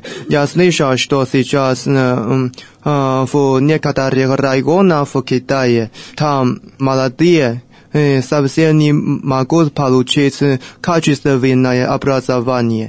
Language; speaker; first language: Russian; non-native, fluent; Chinese